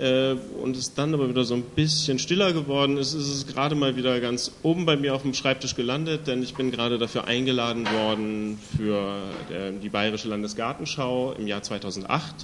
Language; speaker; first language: German; native; German